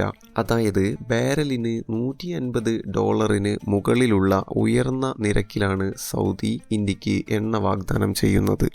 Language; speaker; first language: Malayalam; native; Malayalam